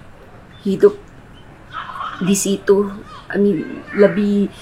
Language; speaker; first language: Indonesian; non-native, fluent; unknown